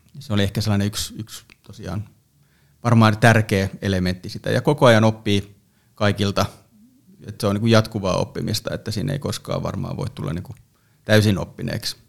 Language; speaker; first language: Finnish; native; Finnish